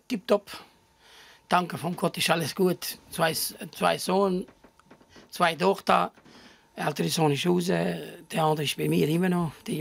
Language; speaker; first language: German; non-native, learner; Albanian